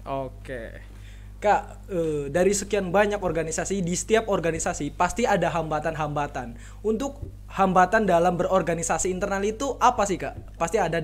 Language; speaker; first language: Indonesian; native; Indonesian